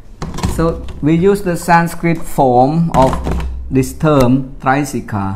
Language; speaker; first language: English; non-native, fluent; Khmer